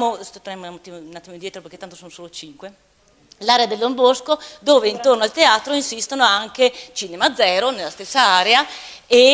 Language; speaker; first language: Italian; native; Italian